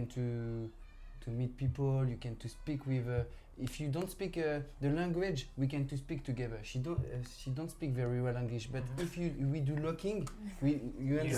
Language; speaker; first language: English; non-native, learner; French